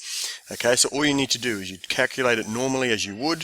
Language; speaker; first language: English; native; English